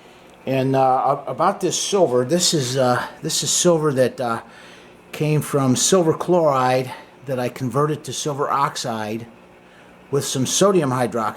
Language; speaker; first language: English; native; English